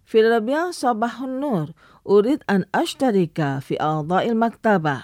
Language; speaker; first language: Arabic; non-native, fluent; Indonesian